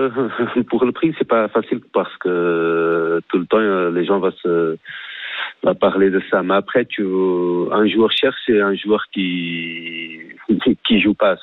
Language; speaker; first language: French; non-native, fluent; Portuguese